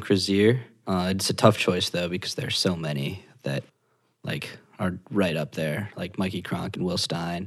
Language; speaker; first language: English; native; English